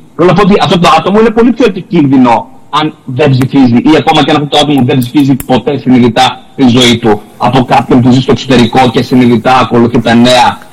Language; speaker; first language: Greek; native; Greek